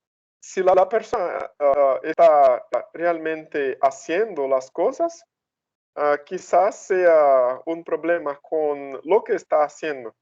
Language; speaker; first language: Spanish; non-native, fluent; Portuguese